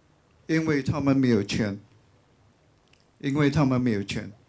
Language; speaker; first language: Chinese; non-native, local second language; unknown